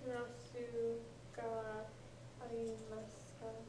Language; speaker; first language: Japanese; non-native, learner; English